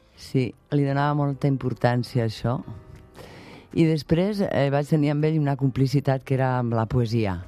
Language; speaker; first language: Catalan; non-native, local second language; Spanish